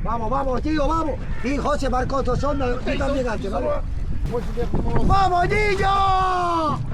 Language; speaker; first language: Spanish; native; Spanish